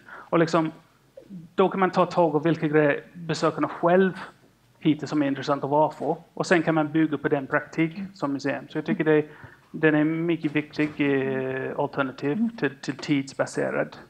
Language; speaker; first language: Swedish; non-native, fluent; English